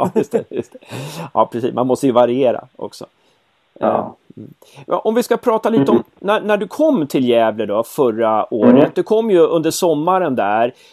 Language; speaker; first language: Swedish; native; Swedish